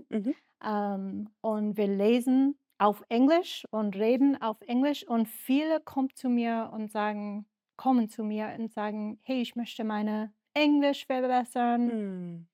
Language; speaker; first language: German; non-native, fluent; English